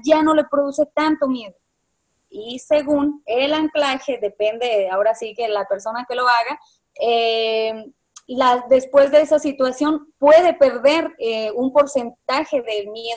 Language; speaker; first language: Spanish; native; Spanish